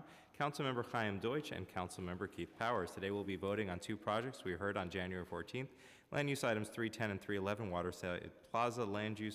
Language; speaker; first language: English; native; English